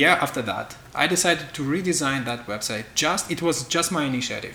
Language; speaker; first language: English; non-native, fluent; Russian